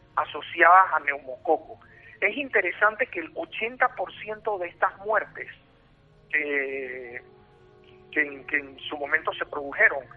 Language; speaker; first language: Spanish; native; Spanish